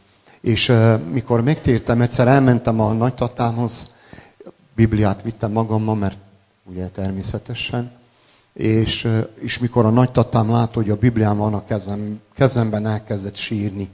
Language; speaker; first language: Hungarian; non-native, local second language; Serbian